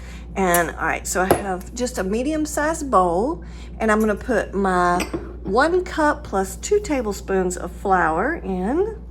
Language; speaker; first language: English; native; English